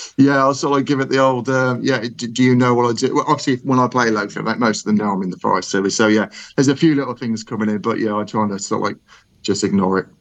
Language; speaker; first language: English; native; English